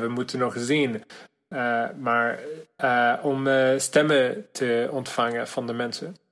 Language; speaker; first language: Dutch; non-native, learner; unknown